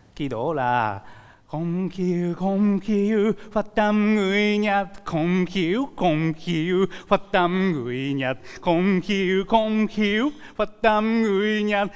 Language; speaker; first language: Vietnamese; non-native, learner; Japanese